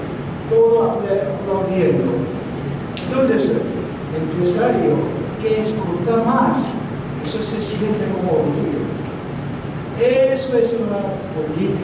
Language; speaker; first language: Spanish; non-native, learner; Korean